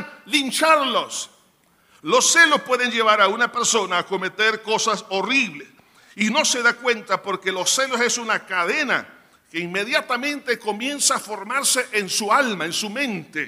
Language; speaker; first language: Spanish; native; Spanish